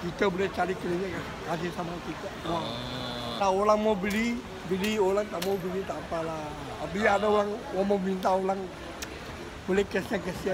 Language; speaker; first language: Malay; non-native, local second language; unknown